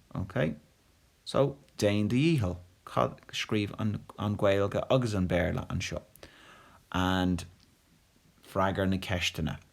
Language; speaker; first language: Irish; non-native, local second language; English